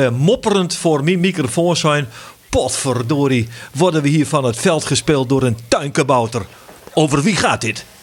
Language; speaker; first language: Dutch; non-native, local second language; Western Frisian